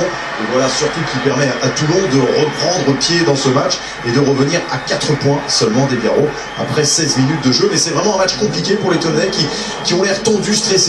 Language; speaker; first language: French; native; French